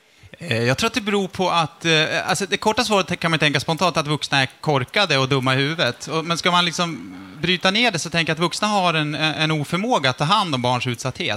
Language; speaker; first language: Swedish; native; Swedish